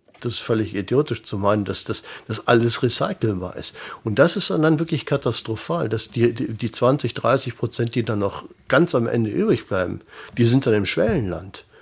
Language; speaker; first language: German; native; German